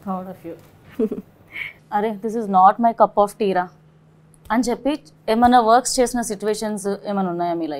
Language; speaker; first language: Telugu; native; Telugu